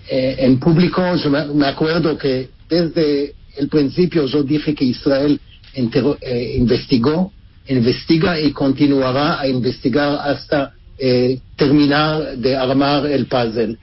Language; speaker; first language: Spanish; non-native, fluent; Hebrew